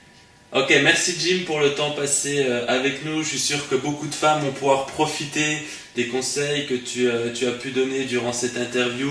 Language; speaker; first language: French; native; French